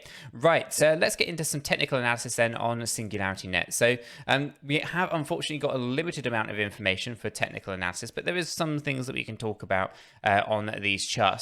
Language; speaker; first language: English; native; English